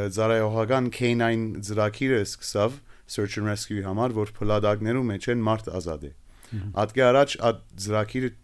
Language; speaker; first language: Armenian; early bilingual, heritage; Armenian